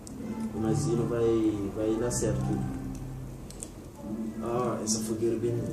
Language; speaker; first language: Portuguese; non-native, learner; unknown